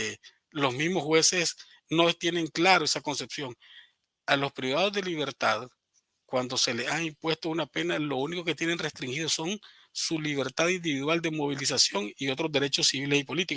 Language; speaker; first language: Spanish; native; Spanish